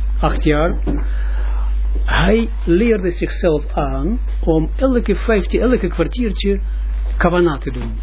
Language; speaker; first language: Dutch; non-native, fluent; Russian